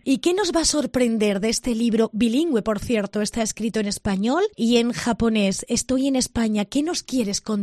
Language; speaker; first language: Spanish; native; Spanish